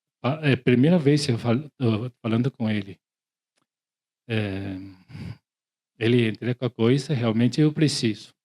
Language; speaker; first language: Portuguese; non-native, learner; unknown